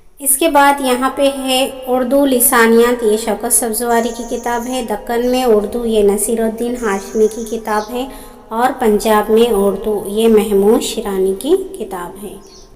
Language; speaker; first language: Urdu; native; Urdu